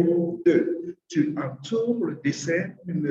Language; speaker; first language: French; non-native, fluent; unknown